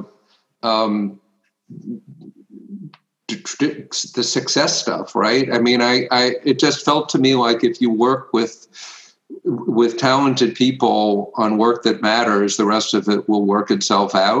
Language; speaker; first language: English; native; English